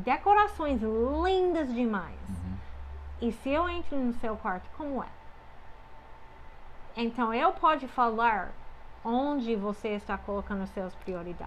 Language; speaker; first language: Portuguese; non-native, fluent; English